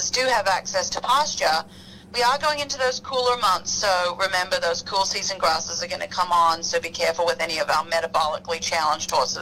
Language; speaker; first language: English; native; English